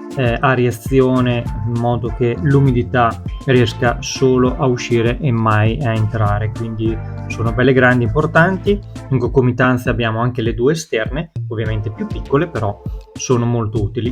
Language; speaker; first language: Italian; native; Italian